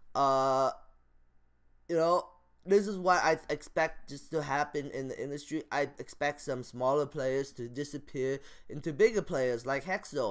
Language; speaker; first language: English; native; English